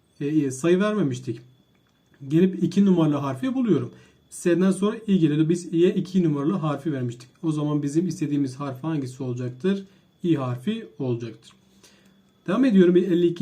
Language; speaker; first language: Turkish; native; Turkish